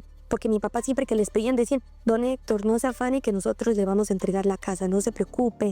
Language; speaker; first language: Spanish; native; Spanish